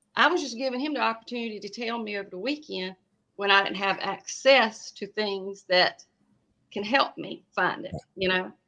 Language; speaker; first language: English; native; English